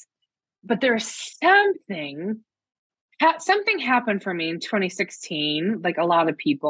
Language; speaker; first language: English; native; English